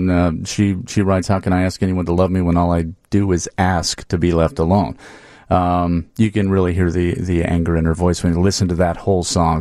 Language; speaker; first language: English; native; English